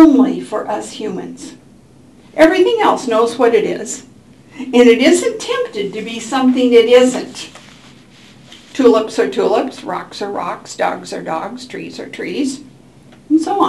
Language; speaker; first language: English; native; English